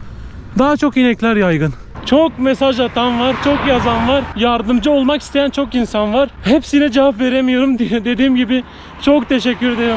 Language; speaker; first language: Turkish; native; Turkish